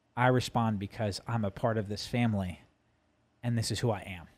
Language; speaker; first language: English; native; English